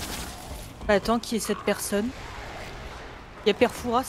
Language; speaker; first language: French; native; French